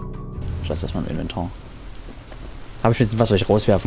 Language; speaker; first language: German; native; German